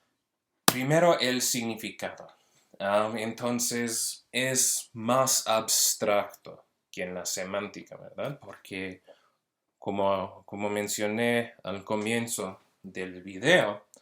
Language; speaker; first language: Spanish; early bilingual, heritage; Spanish